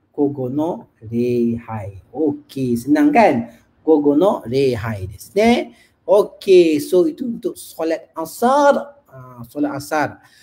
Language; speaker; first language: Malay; native; Malay